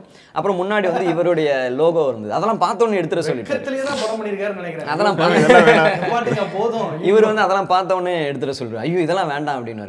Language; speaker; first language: Tamil; native; Tamil